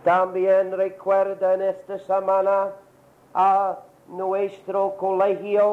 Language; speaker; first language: Spanish; non-native, learner; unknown